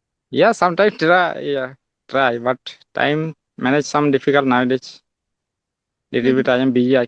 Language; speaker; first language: English; non-native, learner; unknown